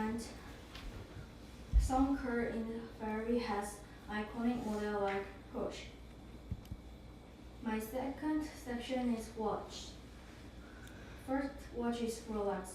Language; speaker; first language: English; non-native, learner; Korean